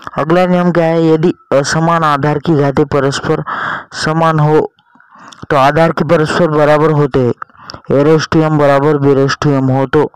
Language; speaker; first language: Hindi; non-native, local second language; Marathi